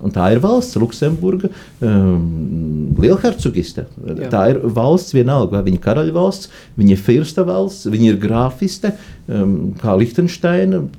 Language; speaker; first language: Latvian; native; Latvian